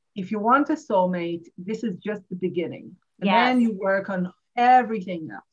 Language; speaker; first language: English; non-native, fluent; Hebrew